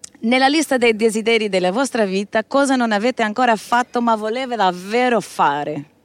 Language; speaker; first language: Italian; non-native, learner; Portuguese